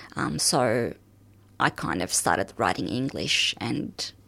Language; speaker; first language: English; early bilingual, other home language; Arabic